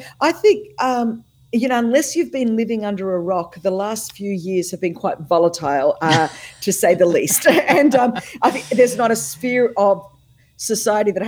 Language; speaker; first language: English; non-native, local second language; Greek